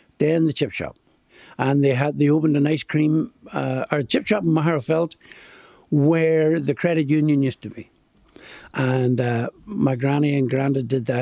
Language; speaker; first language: English; native; English